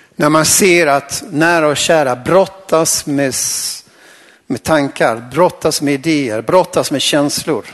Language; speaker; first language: Swedish; native; Swedish